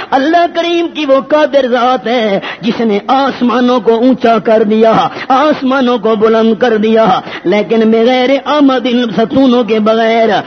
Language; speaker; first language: Urdu; non-native, local second language; Pashto